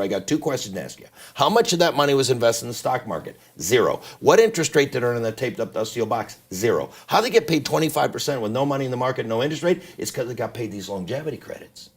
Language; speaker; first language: English; native; English